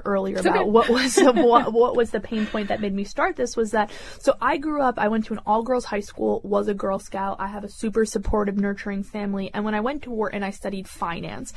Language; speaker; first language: English; native; English